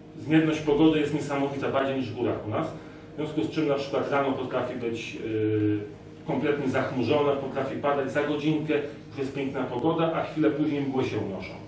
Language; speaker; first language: Polish; native; Polish